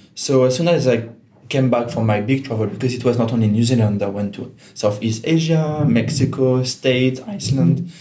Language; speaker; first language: English; non-native, fluent; French